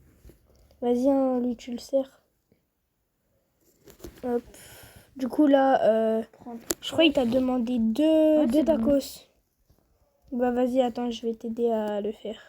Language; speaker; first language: French; native; French